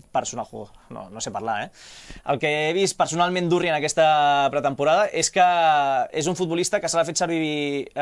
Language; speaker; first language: Catalan; native; Catalan